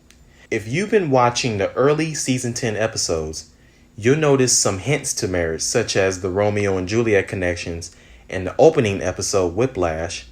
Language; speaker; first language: English; native; English